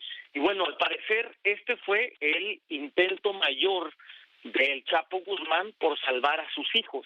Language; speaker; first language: Spanish; native; Spanish